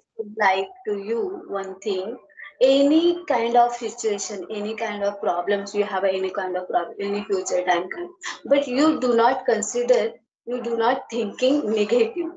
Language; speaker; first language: English; non-native, learner; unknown